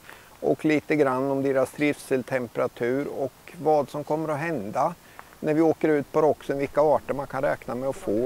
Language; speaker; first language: Swedish; native; Swedish